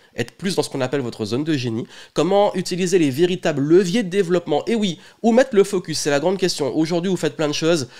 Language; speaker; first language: French; native; French